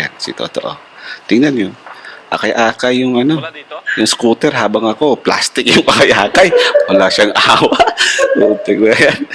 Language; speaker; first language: Filipino; non-native, local second language; Hiligaynon